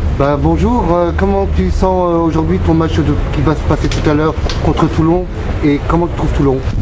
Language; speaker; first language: French; native; French